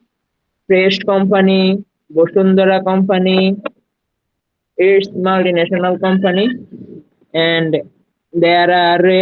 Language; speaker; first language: English; non-native, learner; Bangla